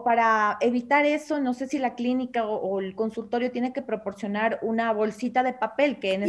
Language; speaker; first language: Spanish; native; Spanish